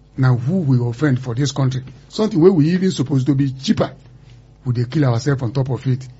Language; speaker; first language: Nigerian Pidgin; non-native, local second language; Yoruba